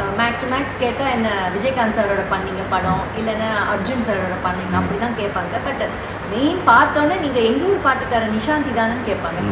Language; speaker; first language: Tamil; non-native, local second language; Telugu